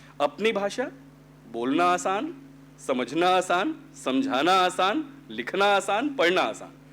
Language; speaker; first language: Hindi; native; Hindi